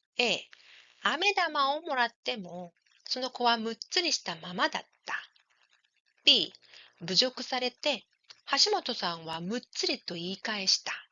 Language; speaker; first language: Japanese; non-native, fluent; Korean